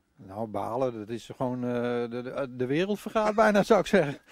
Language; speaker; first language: Dutch; native; Dutch